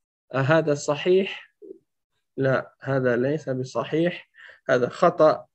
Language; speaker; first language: Arabic; non-native, fluent; French